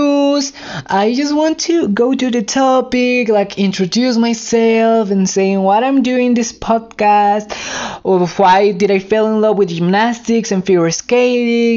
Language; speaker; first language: English; non-native, fluent; Spanish